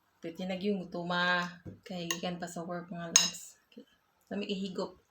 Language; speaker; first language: Filipino; non-native, local second language; Cebuano